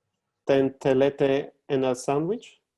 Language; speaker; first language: Greek; non-native, learner; English